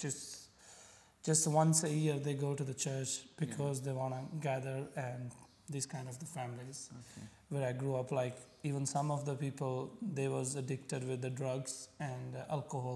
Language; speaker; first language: English; non-native, local second language; Punjabi